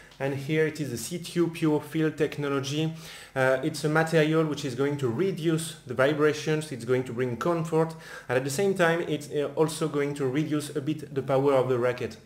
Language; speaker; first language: English; non-native, fluent; French